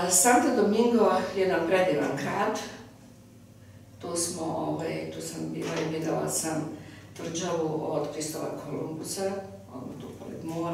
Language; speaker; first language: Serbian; early bilingual, heritage; Serbian